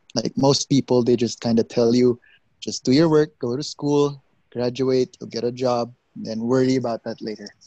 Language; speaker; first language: English; non-native, local second language; Hiligaynon